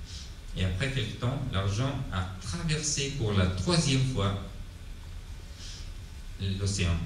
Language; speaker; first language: French; non-native, fluent; Italian